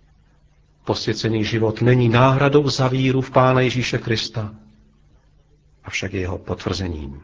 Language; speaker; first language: Czech; native; Czech